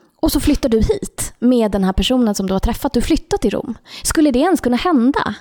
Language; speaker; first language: Swedish; native; Swedish